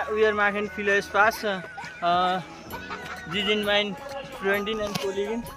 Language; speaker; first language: German; non-native, learner; Nepali